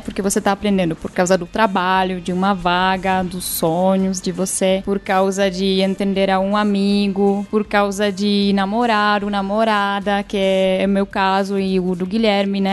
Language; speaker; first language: Portuguese; non-native, fluent; Czech